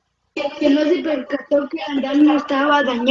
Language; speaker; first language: Spanish; native; Spanish